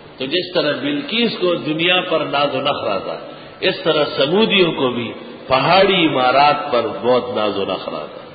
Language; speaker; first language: Urdu; native; Urdu